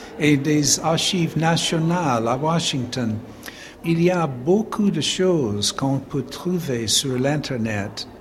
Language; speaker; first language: French; non-native, fluent; English